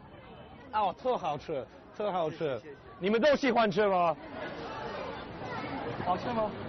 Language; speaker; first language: Chinese; non-native, fluent; English